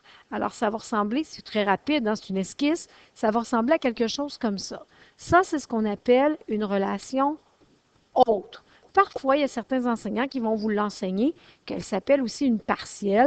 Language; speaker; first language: French; native; French